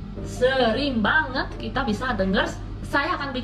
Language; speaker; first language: Indonesian; non-native, fluent; Spanish